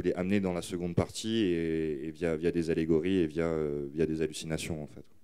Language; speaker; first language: French; native; French